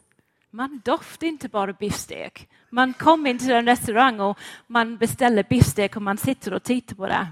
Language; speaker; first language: Swedish; non-native, fluent; English